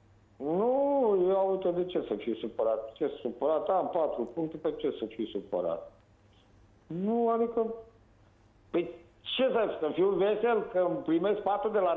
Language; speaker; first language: Romanian; native; Romanian